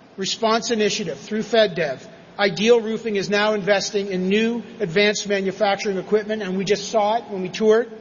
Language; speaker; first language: English; native; English